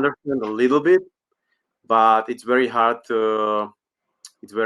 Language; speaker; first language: English; non-native, learner; Slovak